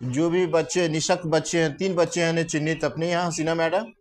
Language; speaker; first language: Hindi; native; Hindi